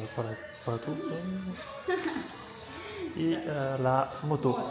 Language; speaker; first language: Spanish; non-native, learner; French